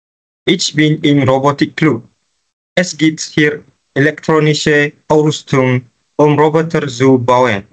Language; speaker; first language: German; non-native, learner; Malay